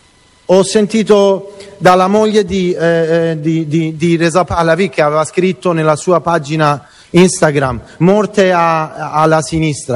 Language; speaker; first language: Italian; non-native, fluent; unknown